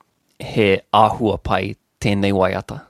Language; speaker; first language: Māori; non-native, learner; English